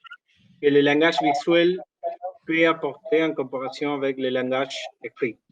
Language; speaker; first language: French; non-native, learner; Spanish